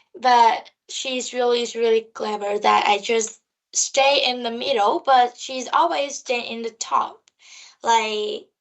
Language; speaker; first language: English; non-native, learner; Vietnamese